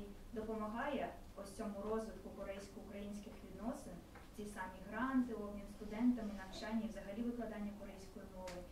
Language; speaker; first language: Ukrainian; native; Ukrainian